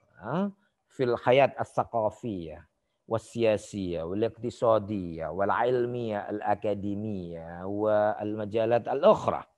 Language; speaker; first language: Arabic; non-native, fluent; Indonesian